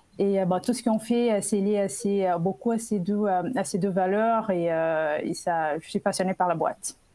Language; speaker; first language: French; non-native, fluent; Portuguese